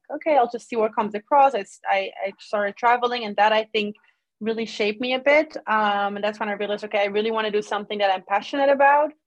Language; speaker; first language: English; non-native, fluent; Dutch